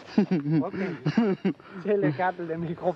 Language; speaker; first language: French; non-native, learner; Danish